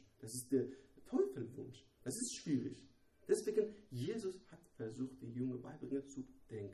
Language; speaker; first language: German; non-native, learner; Persian